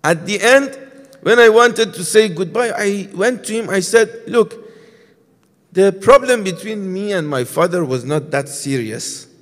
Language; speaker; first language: English; non-native, fluent; Persian